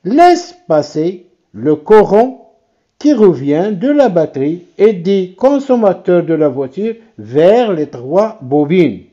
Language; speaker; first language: French; non-native, local second language; Arabic